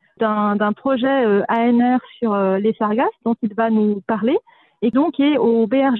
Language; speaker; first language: French; native; French